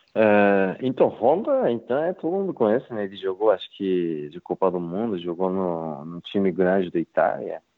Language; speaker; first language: Portuguese; non-native, learner; Japanese